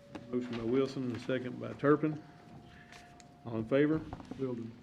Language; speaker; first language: English; native; English